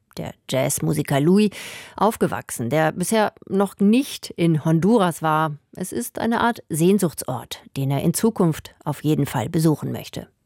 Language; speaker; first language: German; native; German